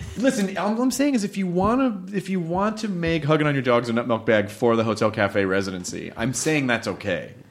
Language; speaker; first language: English; native; English